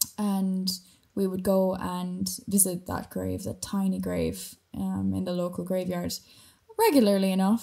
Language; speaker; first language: English; native; English